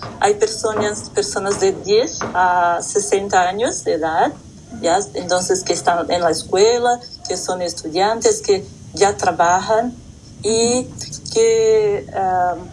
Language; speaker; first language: Portuguese; non-native, learner; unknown